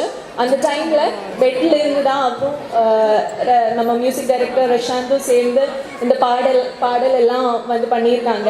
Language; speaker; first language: Tamil; non-native, fluent; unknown